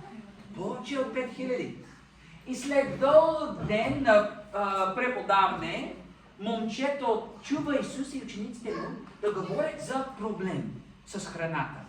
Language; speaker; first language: Bulgarian; non-native, fluent; English